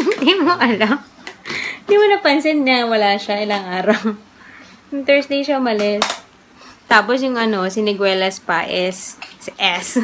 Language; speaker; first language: Filipino; native; Filipino